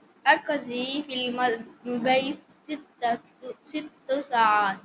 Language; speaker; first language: Arabic; non-native, learner; Urdu